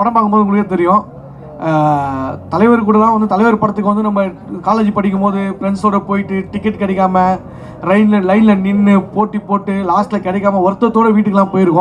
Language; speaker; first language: Tamil; native; Tamil